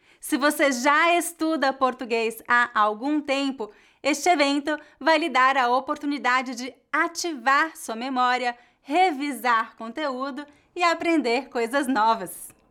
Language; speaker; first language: Portuguese; native; Portuguese